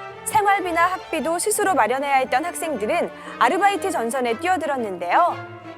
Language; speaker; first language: Korean; native; Korean